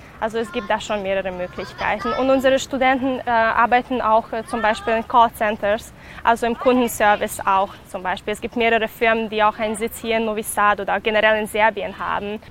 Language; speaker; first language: German; non-native, fluent; Serbian